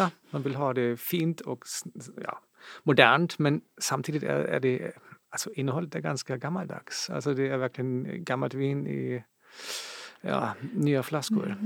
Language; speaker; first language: Swedish; non-native, fluent; German